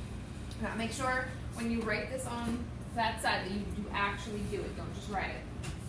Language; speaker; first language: English; native; English